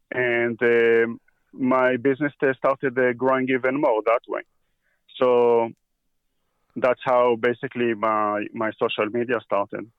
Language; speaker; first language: English; early bilingual, heritage; Hebrew